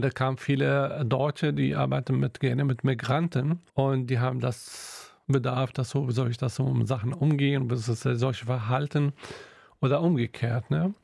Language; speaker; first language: German; non-native, local second language; Arabic